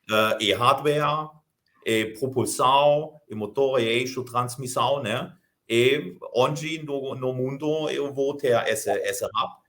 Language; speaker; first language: Portuguese; non-native, fluent; German